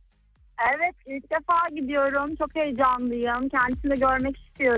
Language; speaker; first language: Turkish; early bilingual, heritage; Turkish